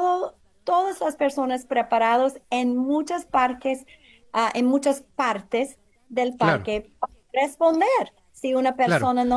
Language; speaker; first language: Spanish; early bilingual, heritage; English